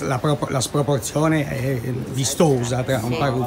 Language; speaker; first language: Italian; native; Italian